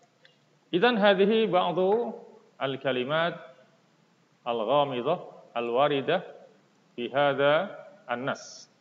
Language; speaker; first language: Arabic; non-native, fluent; Indonesian